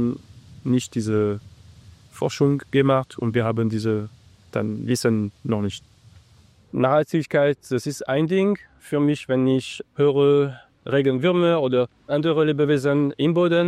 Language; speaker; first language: German; non-native, learner; English